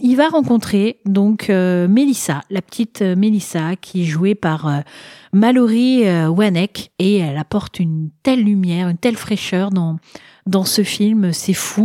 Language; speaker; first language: French; native; French